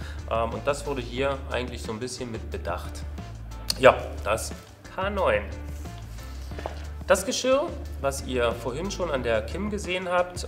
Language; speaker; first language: German; native; German